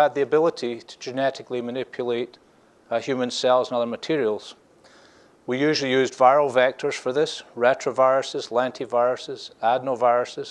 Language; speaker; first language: English; native; English